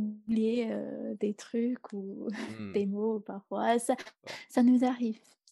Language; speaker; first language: French; non-native, fluent; English